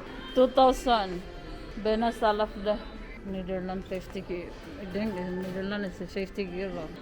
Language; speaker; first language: Dutch; non-native, fluent; Cebuano